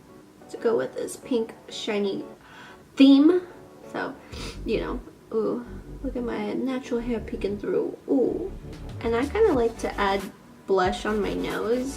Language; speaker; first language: English; native; English